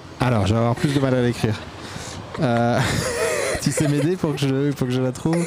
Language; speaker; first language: French; native; French